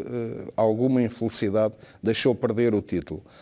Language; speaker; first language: Portuguese; native; Portuguese